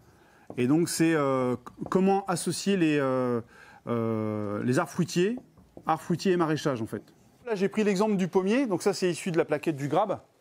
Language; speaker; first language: French; native; French